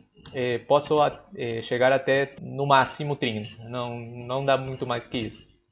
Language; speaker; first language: Portuguese; non-native, fluent; Spanish